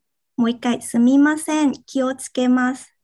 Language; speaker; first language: Japanese; non-native, fluent; Vietnamese